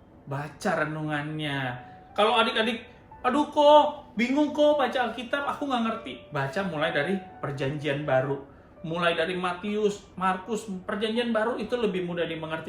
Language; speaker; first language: Indonesian; native; Indonesian